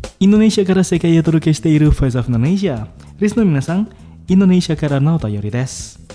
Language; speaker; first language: Japanese; non-native, fluent; Indonesian